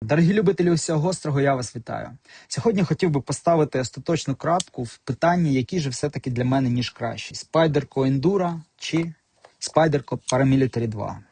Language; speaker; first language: Ukrainian; native; Ukrainian